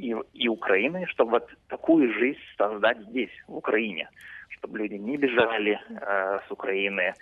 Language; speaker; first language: Russian; non-native, fluent; Lithuanian